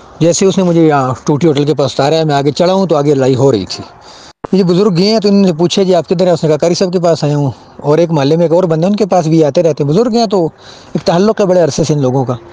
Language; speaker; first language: Urdu; non-native, local second language; Khowar